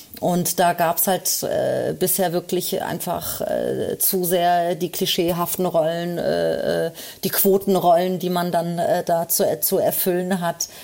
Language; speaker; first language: German; early bilingual, other home language; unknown